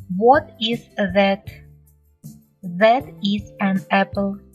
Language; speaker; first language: English; non-native, fluent; Ukrainian